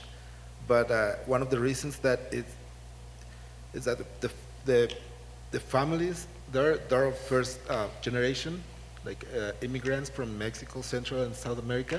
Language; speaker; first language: English; non-native, fluent; Spanish